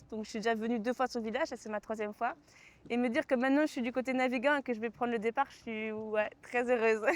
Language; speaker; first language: French; native; French